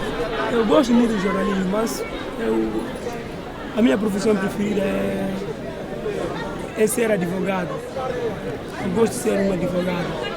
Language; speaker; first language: Portuguese; non-native, local second language; Upper Guinea Crioulo